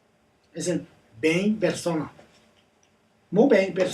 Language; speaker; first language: Spanish; non-native, learner; Tibetan